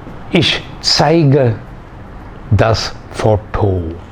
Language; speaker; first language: German; non-native, fluent; Malayalam